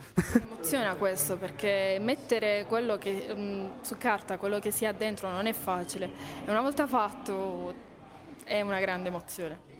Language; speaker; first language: Italian; native; Italian